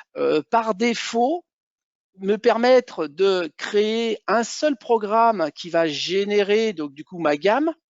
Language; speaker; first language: French; native; French